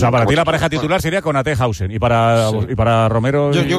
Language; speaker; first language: Spanish; native; Spanish